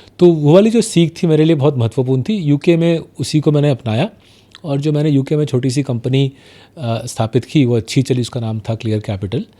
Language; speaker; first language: Hindi; non-native, local second language; Bangla